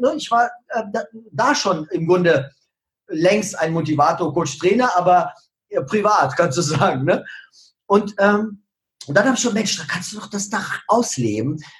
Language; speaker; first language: German; early bilingual, other home language; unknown